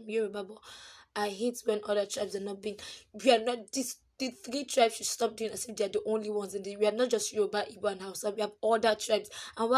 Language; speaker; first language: English; non-native, local second language; Yoruba